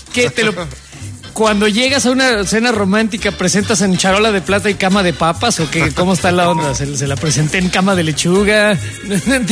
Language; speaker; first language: Spanish; native; Spanish